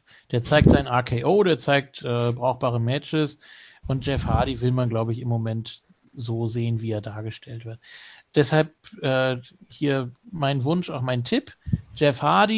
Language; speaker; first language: German; native; German